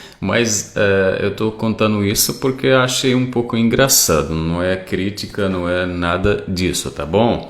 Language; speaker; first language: Portuguese; non-native, fluent; Arabic